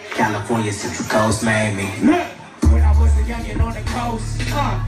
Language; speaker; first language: English; native; English